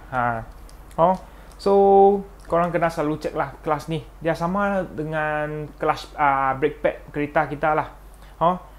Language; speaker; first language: Malay; non-native, local second language; Chinese